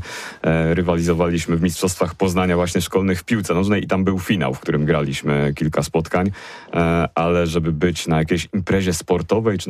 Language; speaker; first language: Polish; native; Polish